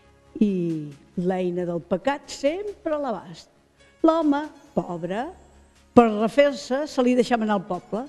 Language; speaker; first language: Catalan; native; Catalan